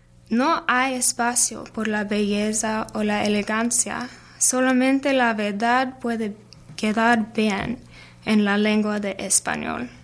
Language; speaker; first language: Spanish; non-native, learner; English